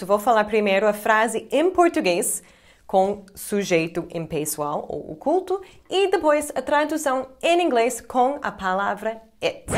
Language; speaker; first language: Portuguese; non-native, fluent; English